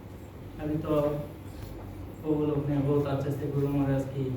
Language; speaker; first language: Hindi; non-native, local second language; Bangla